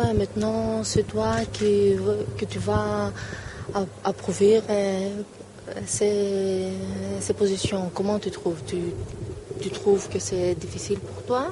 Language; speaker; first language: French; non-native, learner; Greek